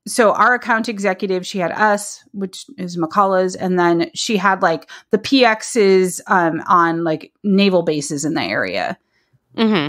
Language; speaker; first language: English; native; English